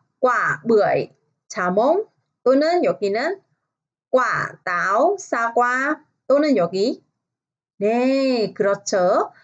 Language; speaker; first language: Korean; non-native, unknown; Vietnamese